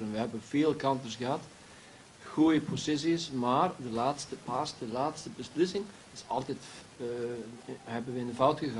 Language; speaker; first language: Dutch; non-native, fluent; Icelandic